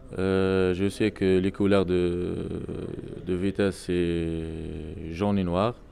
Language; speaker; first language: French; non-native, local second language; Arabic